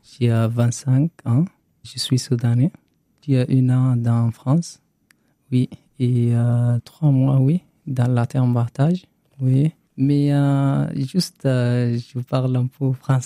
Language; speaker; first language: French; non-native, learner; Arabic